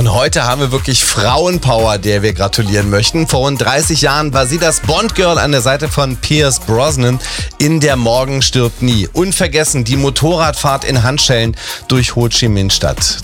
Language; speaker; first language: German; native; German